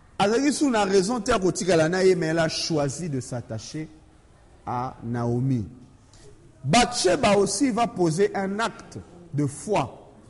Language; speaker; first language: French; non-native, local second language; Lingala